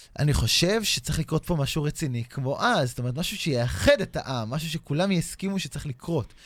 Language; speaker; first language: Hebrew; native; Hebrew